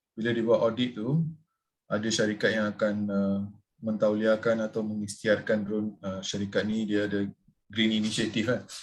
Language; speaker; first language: Malay; non-native, local second language; Tamil